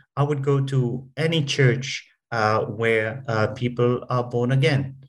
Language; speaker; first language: English; non-native, fluent; Hebrew